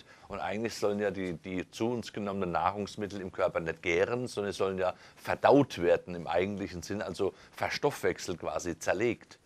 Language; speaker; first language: German; native; German